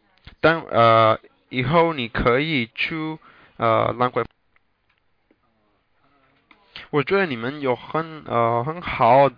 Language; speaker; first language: Chinese; non-native, learner; English